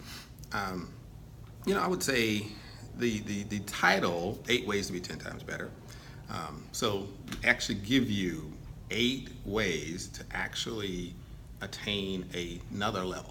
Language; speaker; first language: English; native; English